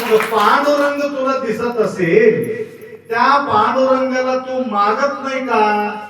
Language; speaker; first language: Marathi; native; Marathi